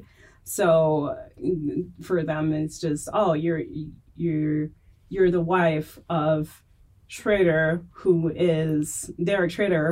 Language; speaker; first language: English; non-native, fluent; French